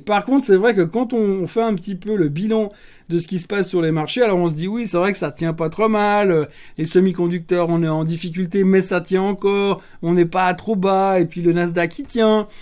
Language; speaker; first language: French; native; French